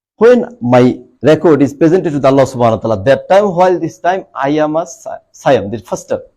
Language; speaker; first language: English; non-native, local second language; Bangla